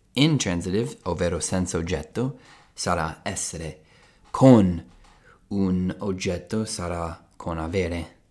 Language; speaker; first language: Italian; non-native, fluent; English